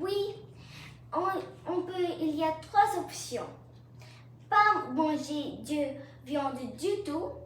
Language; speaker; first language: French; non-native, learner; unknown